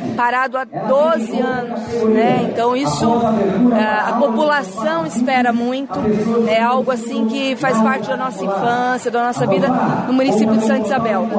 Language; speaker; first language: Portuguese; native; Portuguese